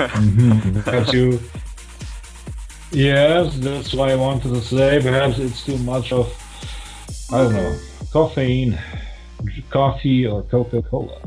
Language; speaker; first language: English; non-native, fluent; Croatian